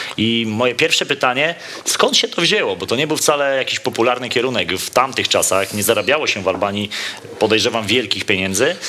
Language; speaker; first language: Polish; native; Polish